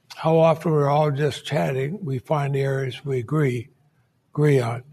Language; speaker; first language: English; native; English